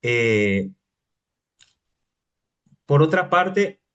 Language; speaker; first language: Spanish; native; Spanish